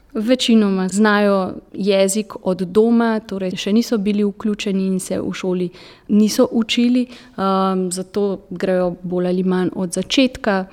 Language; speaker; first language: Slovenian; native; Slovenian